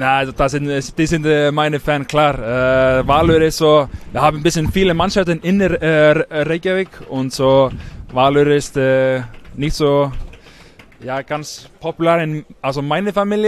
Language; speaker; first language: German; non-native, learner; Icelandic